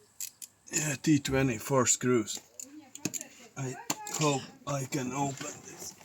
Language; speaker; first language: English; non-native, learner; Latvian